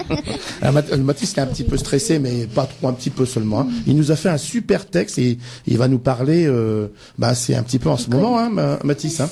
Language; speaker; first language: French; native; French